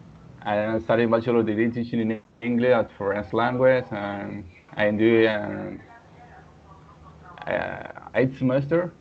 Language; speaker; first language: English; non-native, learner; Spanish